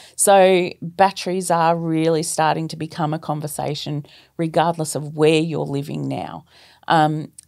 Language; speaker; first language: English; native; English